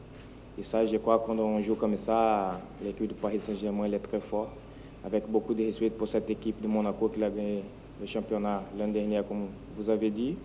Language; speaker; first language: French; non-native, fluent; Portuguese